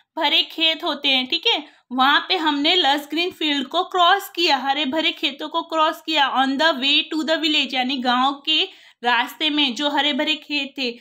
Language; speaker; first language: Hindi; non-native, local second language; Gujarati